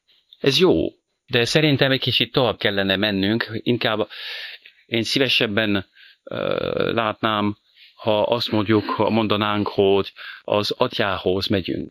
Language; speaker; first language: Hungarian; non-native, fluent; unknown